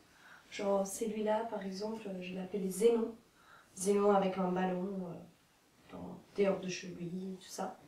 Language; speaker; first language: French; non-native, fluent; Italian